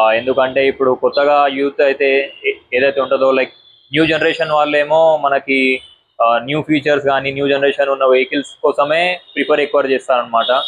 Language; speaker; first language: Telugu; non-native, local second language; Hindi